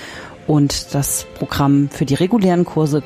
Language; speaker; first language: German; native; German